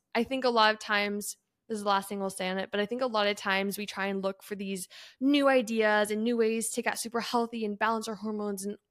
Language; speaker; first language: English; native; English